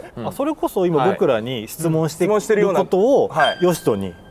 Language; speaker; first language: Japanese; native; Japanese